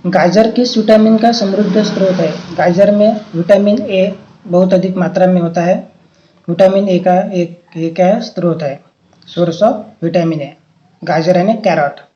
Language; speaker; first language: Hindi; non-native, local second language; Marathi